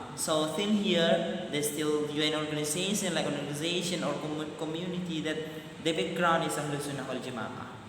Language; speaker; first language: English; non-native, learner; Madurese